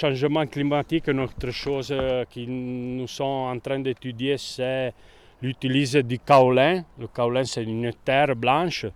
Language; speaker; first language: French; non-native, local second language; Italian